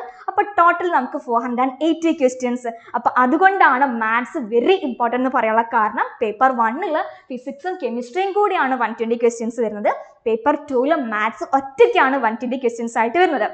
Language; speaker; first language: Malayalam; native; Malayalam